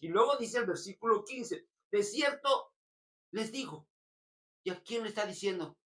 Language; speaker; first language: Spanish; native; Spanish